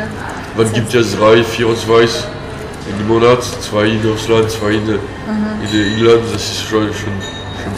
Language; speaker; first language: German; non-native, learner; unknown